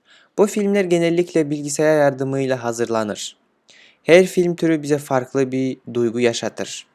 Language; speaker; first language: Turkish; non-native, fluent; Kyrgyz